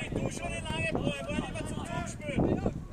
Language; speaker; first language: German; native; German